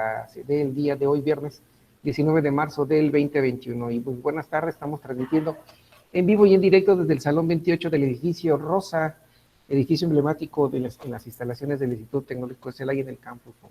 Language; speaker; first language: Spanish; native; Spanish